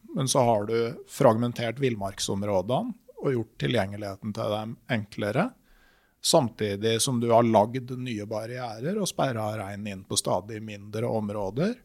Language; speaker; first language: Norwegian; native; Norwegian